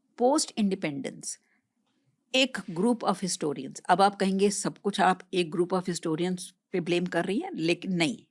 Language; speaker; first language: Hindi; native; Hindi